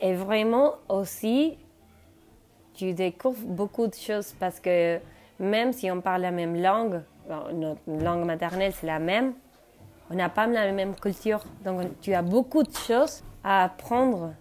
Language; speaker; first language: French; non-native, fluent; Spanish